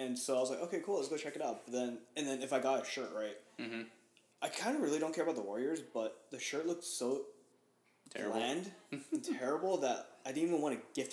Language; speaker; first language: English; early bilingual, other home language; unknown